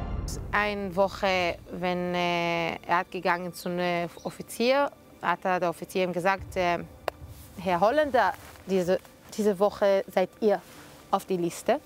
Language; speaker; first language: German; non-native, fluent; Hebrew